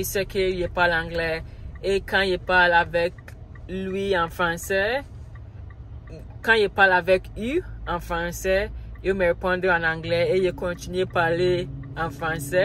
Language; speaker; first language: French; non-native, learner; Akan